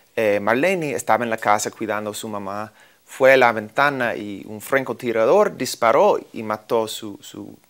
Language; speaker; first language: Spanish; non-native, fluent; English